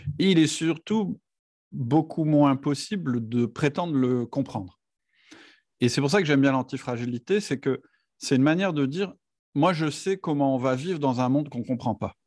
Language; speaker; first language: French; native; French